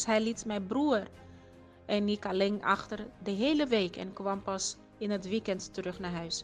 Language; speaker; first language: Dutch; early bilingual, other home language; Portuguese